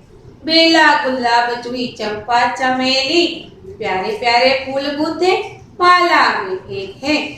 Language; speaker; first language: Hindi; non-native, local second language; Gujarati